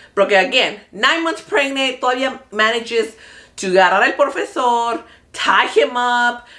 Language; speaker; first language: English; early bilingual, other home language; Spanish